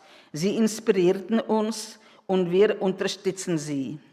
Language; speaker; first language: German; non-native, fluent; Czech